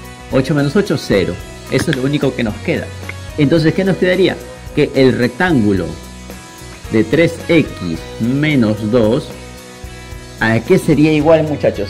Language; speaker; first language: Spanish; native; Spanish